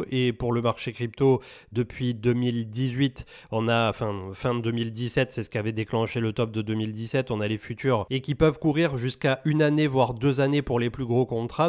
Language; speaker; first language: French; native; French